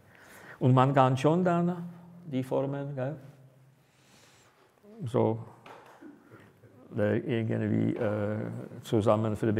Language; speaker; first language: German; non-native, fluent; Czech